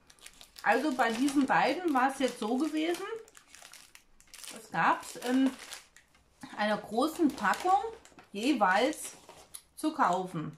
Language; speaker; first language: German; native; German